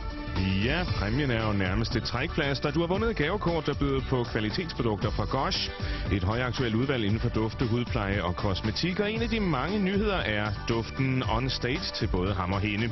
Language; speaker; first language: Danish; native; Danish